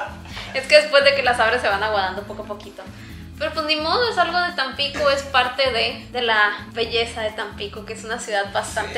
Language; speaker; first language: Spanish; native; Spanish